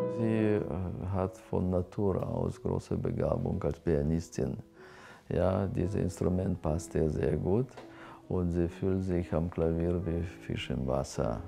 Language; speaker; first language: German; non-native, fluent; Russian